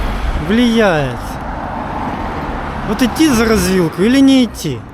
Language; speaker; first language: Russian; native; Russian